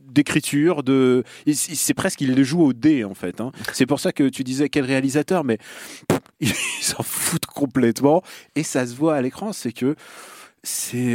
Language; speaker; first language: French; non-native, fluent; Russian